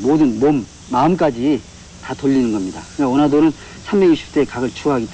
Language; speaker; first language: Korean; native; Korean